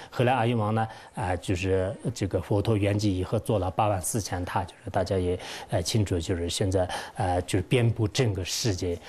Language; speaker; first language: Chinese; non-native, local second language; Tibetan